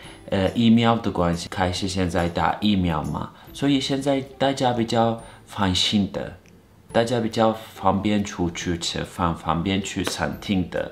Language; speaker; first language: Chinese; non-native, fluent; Turkish